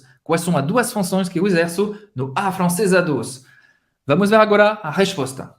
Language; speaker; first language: Portuguese; non-native, fluent; French